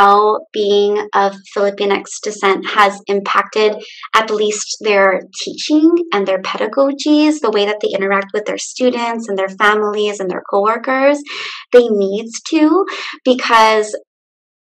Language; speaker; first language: English; early bilingual, other home language; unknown